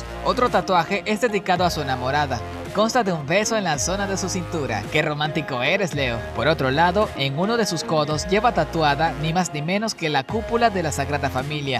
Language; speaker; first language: Spanish; native; Spanish